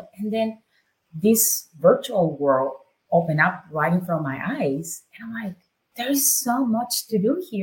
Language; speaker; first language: English; non-native, fluent; Spanish